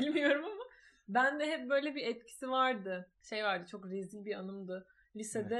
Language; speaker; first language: Turkish; native; Turkish